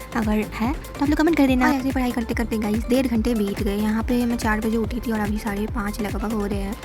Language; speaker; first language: Hindi; native; Hindi